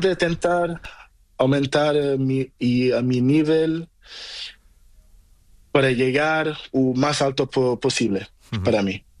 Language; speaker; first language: Spanish; non-native, learner; Portuguese